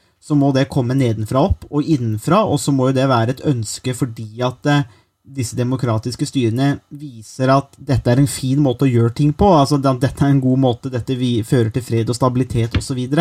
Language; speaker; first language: Norwegian; native; Norwegian